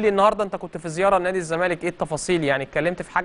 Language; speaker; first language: Arabic; native; Arabic